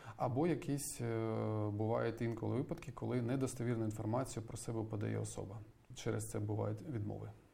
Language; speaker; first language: Ukrainian; native; Ukrainian